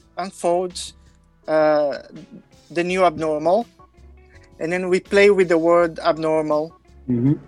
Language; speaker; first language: English; non-native, fluent; Portuguese